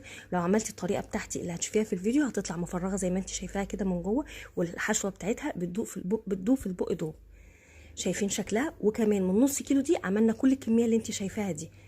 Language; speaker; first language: Arabic; native; Arabic